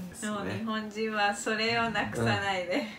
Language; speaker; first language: Japanese; non-native, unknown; Spanish